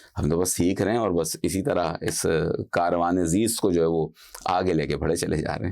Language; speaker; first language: Urdu; native; Urdu